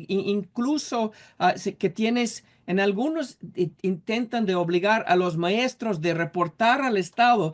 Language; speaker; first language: Spanish; non-native, fluent; English